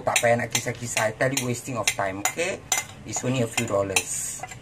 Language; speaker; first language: English; non-native, local second language; Malay